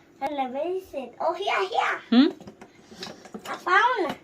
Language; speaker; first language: English; non-native, learner; Thai